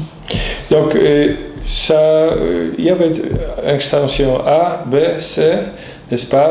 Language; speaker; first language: French; non-native, fluent; Polish